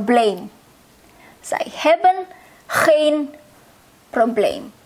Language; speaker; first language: Dutch; non-native, fluent; Indonesian